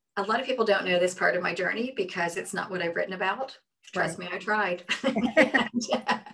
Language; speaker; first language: English; native; English